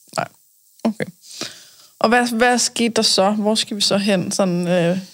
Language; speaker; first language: Danish; native; Danish